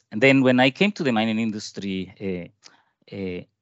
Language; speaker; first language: English; non-native, fluent; Spanish